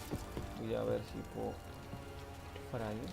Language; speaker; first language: Spanish; native; Spanish